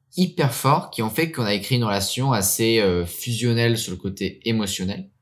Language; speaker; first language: French; early bilingual, heritage; French